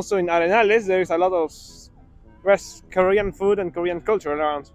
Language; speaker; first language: English; non-native, fluent; Spanish